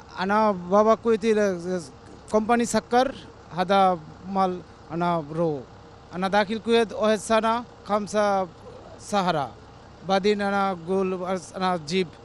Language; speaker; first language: Arabic; non-native, learner; Bangla